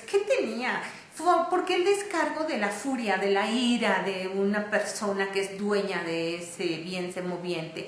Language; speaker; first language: Spanish; native; Spanish